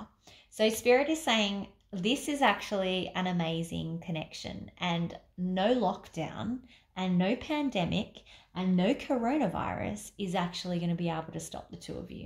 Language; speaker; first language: English; native; English